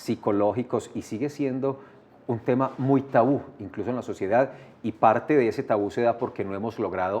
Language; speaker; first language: Spanish; native; Spanish